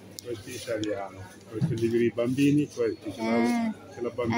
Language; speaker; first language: Italian; non-native, learner; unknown